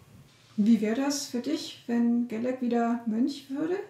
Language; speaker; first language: German; native; German